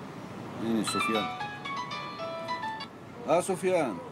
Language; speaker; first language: Hebrew; non-native, fluent; Arabic